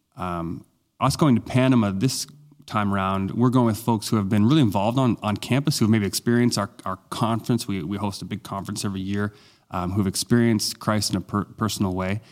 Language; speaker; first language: English; native; English